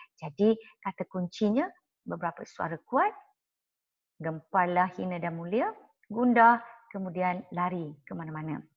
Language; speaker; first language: Malay; non-native, local second language; Chinese